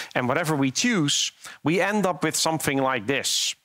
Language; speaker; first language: English; non-native, fluent; Dutch